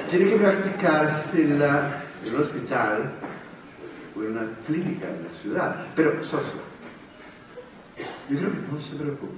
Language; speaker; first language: Spanish; native; Spanish